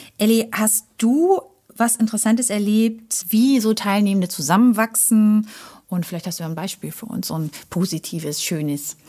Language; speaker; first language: German; native; German